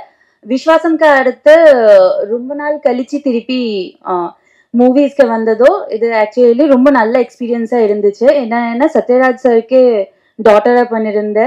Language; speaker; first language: Tamil; non-native, fluent; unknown